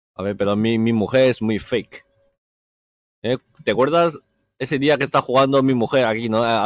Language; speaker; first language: Spanish; non-native, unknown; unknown